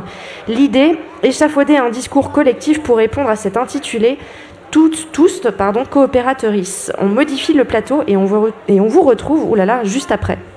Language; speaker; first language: French; native; French